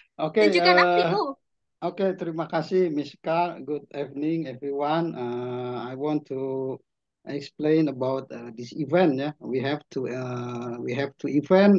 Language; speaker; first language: English; non-native, learner; Indonesian